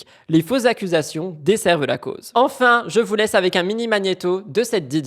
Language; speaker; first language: French; native; French